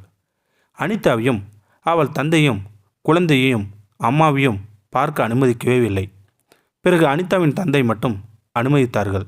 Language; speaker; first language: Tamil; native; Tamil